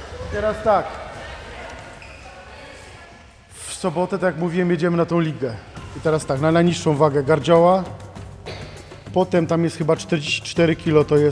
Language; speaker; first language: Polish; native; Polish